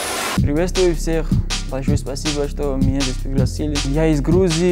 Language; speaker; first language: Russian; non-native, learner; Georgian